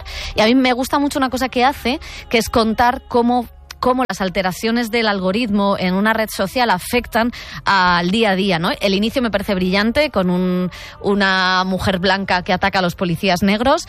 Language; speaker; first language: Spanish; native; Spanish